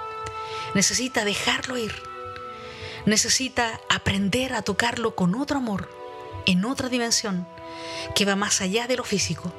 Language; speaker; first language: Spanish; native; Spanish